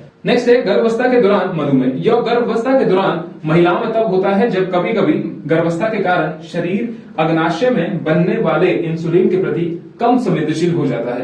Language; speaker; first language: Hindi; native; Hindi